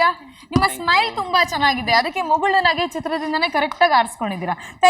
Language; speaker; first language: Kannada; native; Kannada